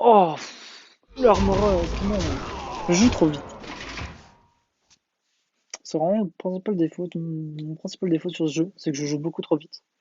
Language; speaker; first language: French; native; French